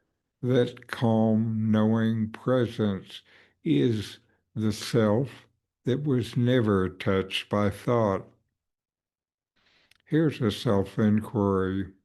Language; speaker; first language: English; native; English